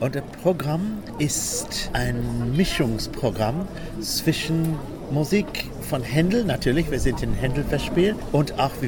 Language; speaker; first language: German; non-native, learner; English